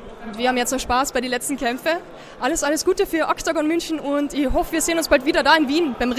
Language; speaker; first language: German; native; German